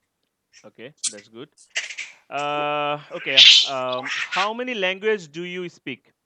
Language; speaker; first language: English; non-native, learner; Bangla